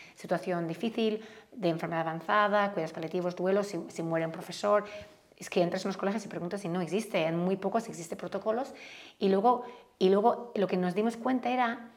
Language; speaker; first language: Spanish; non-native, fluent; English